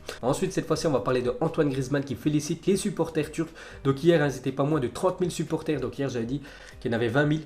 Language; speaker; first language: French; native; French